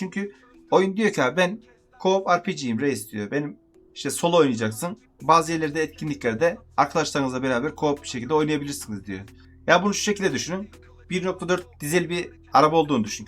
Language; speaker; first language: Turkish; native; Turkish